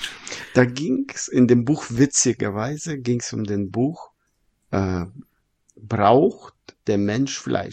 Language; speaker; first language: German; non-native, fluent; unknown